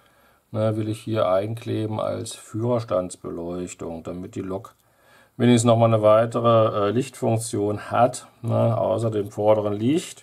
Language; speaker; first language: German; native; German